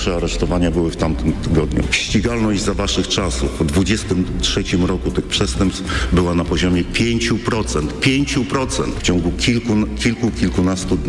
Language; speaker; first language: Polish; native; Polish